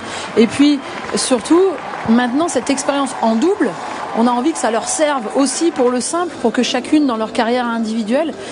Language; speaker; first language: French; native; French